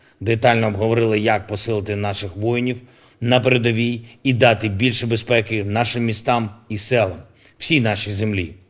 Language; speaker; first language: Ukrainian; non-native, local second language; Russian